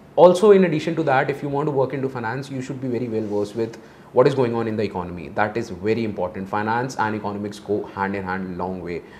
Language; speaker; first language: English; non-native, local second language; Hindi